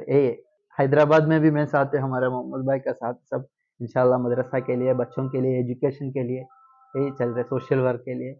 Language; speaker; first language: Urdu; non-native, local second language; Malayalam